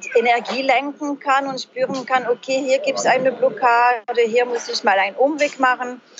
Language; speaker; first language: German; non-native, fluent; French